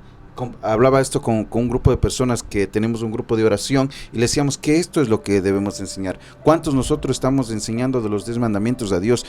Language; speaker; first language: Spanish; native; Spanish